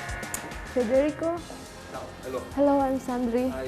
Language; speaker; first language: English; non-native, learner; Indonesian